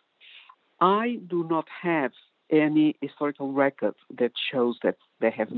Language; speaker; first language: English; non-native, fluent; Portuguese